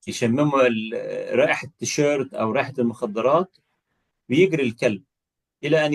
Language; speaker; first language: Arabic; native; Arabic